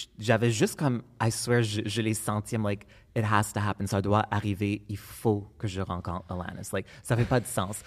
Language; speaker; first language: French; non-native, local second language; English